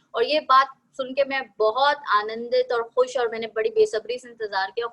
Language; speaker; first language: Hindi; native; Hindi